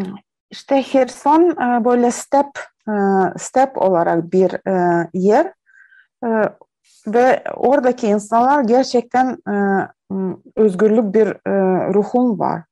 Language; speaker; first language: Turkish; non-native, learner; Ukrainian